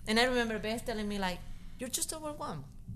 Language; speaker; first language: English; non-native, fluent; Spanish